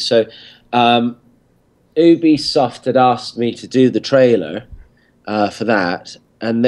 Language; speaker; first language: English; native; English